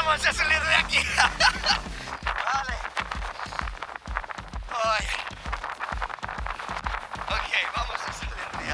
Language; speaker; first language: Spanish; non-native, learner; English